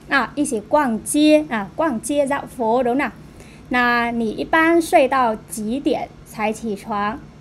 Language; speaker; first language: Chinese; non-native, fluent; Vietnamese